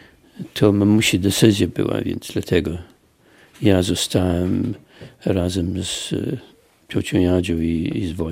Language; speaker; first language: Polish; early bilingual, heritage; Polish